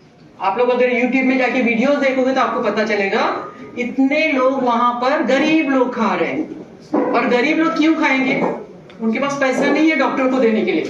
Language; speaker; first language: Hindi; native; Hindi